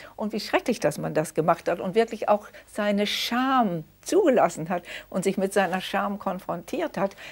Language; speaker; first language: German; early bilingual, other home language; Danish